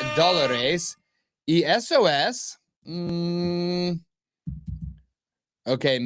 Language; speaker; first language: Spanish; non-native, learner; English